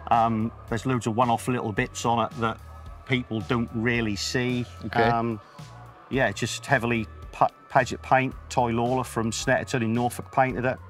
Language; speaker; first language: English; native; English